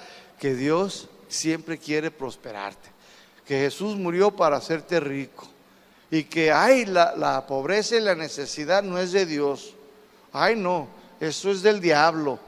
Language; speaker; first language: Spanish; native; Spanish